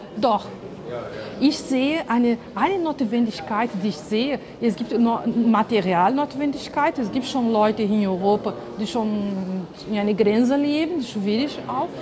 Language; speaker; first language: German; non-native, fluent; Portuguese